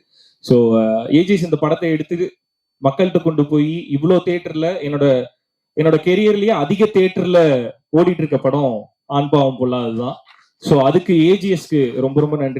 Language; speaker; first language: Tamil; native; Tamil